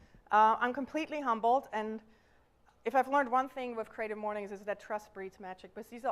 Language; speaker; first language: English; non-native, fluent; German